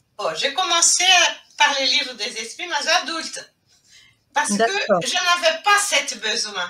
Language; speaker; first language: French; non-native, fluent; Portuguese